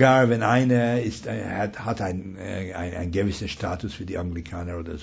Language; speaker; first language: German; non-native, fluent; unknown